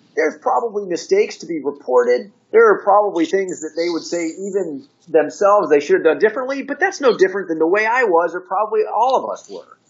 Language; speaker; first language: English; native; English